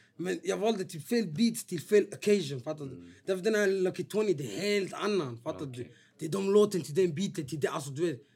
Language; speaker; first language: Swedish; native; Swedish